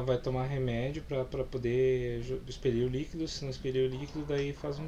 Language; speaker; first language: Portuguese; native; Portuguese